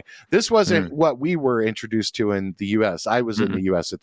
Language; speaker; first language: English; native; English